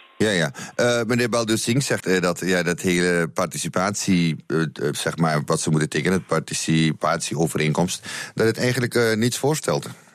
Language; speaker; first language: Dutch; native; Dutch